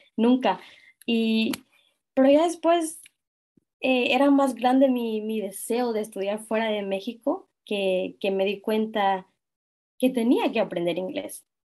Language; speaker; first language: Spanish; non-native, local second language; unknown